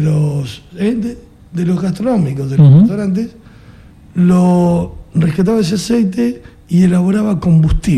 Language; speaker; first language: Spanish; native; Spanish